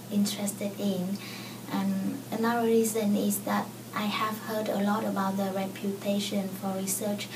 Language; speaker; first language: English; non-native, fluent; Vietnamese